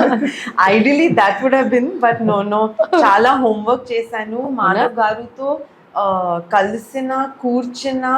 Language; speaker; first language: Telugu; non-native, local second language; Urdu